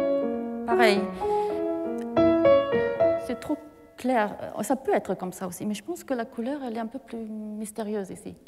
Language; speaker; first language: French; non-native, fluent; Japanese